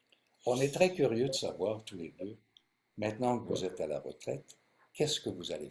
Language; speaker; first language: French; native; French